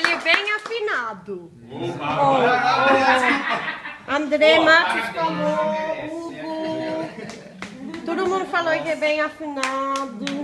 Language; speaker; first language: Portuguese; non-native, learner; English